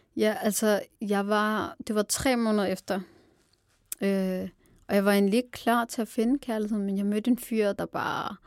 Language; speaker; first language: Danish; early bilingual, other home language; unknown